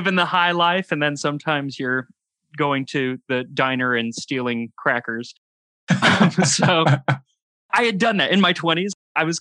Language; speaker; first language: English; native; English